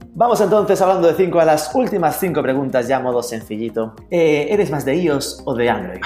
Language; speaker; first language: Spanish; native; Spanish